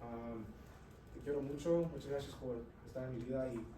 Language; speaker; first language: Spanish; early bilingual, heritage; Spanish